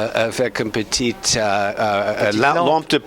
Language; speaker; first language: French; non-native, fluent; English